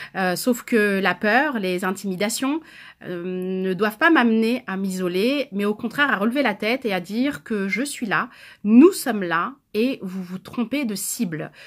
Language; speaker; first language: French; native; French